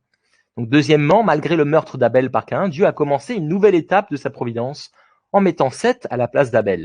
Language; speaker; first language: French; native; French